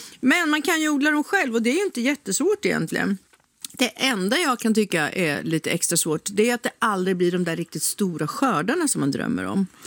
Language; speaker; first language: Swedish; native; Swedish